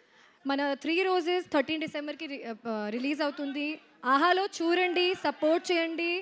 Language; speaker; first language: Telugu; non-native, fluent; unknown